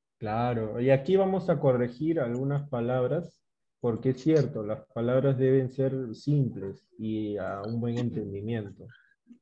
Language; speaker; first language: Spanish; native; Spanish